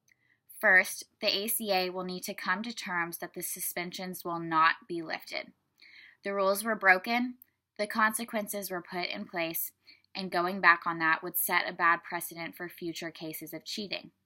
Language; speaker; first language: English; native; English